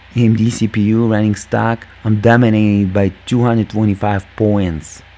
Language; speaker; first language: English; non-native, fluent; Russian